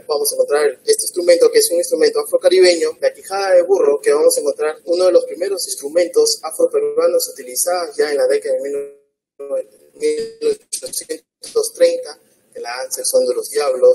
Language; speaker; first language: Spanish; native; Spanish